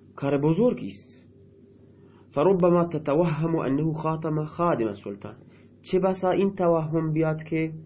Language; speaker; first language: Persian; non-native, local second language; Baluchi